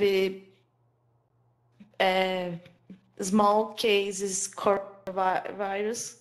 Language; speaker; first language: English; non-native, learner; Portuguese